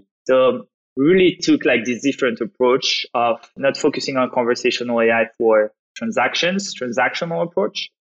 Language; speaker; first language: English; non-native, fluent; French